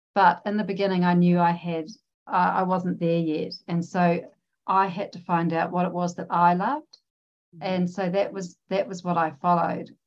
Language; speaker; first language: English; native; English